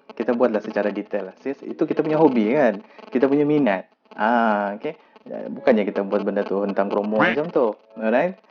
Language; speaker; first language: Malay; native; Malay